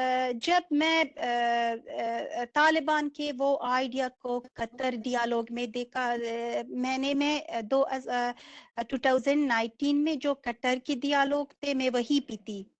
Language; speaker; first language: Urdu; non-native, fluent; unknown